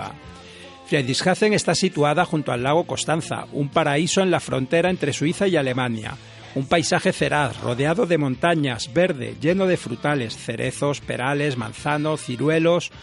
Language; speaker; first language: Spanish; native; Spanish